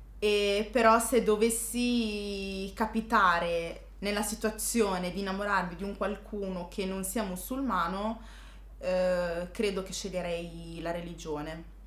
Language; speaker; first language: Italian; early bilingual, other home language; Arabic